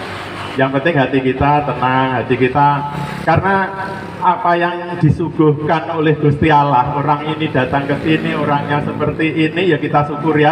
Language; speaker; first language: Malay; non-native, local second language; Javanese